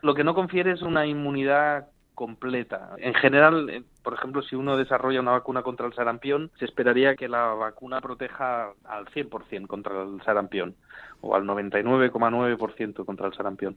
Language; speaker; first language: Spanish; native; Spanish